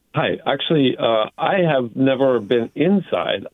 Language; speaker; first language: English; native; English